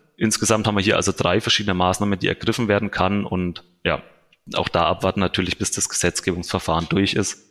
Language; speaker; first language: German; native; German